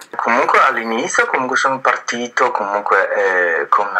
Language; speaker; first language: Italian; non-native, fluent; Chinese